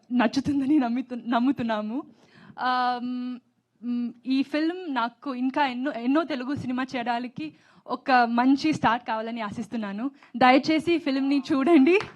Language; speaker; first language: Telugu; non-native, learner; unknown